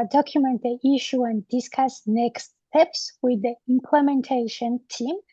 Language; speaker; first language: English; non-native, fluent; Georgian